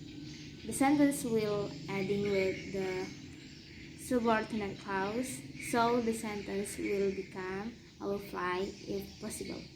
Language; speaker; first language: English; non-native, learner; Indonesian